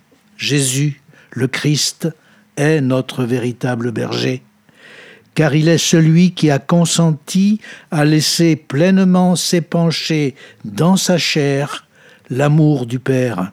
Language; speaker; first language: French; native; French